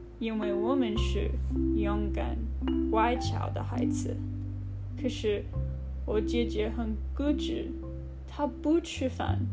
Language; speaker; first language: Chinese; non-native, learner; English